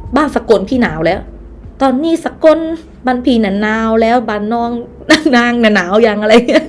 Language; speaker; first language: Thai; native; Thai